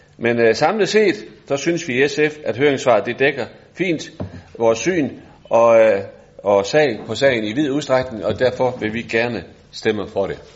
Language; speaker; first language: Danish; native; Danish